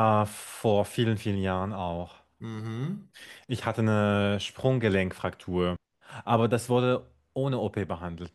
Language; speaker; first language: German; non-native, fluent; Arabic